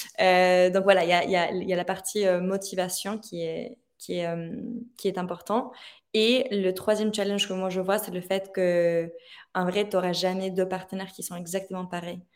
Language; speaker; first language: French; non-native, fluent; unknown